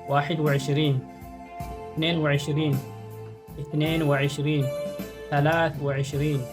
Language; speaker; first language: Arabic; non-native, fluent; Oromo